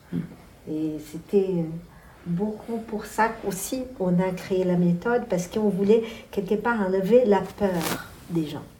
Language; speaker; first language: French; non-native, fluent; Portuguese